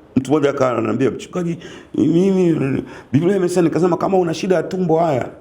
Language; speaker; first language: Swahili; native; Swahili